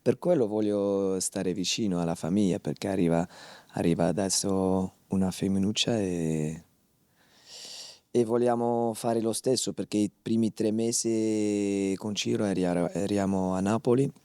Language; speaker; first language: Italian; non-native, fluent; Dutch